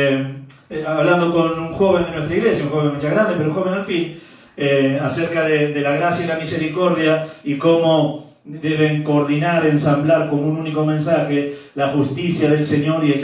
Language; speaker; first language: Spanish; native; Spanish